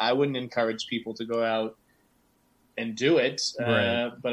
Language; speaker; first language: English; native; English